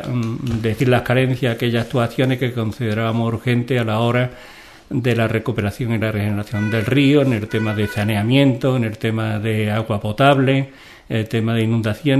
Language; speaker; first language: Spanish; native; Spanish